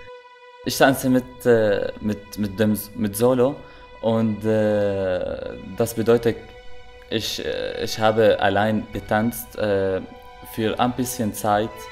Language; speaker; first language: German; non-native, learner; Arabic